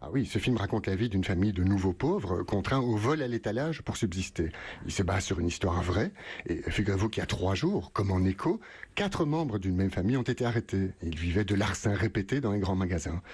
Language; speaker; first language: French; native; French